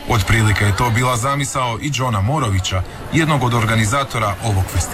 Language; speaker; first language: Serbian; native; Serbian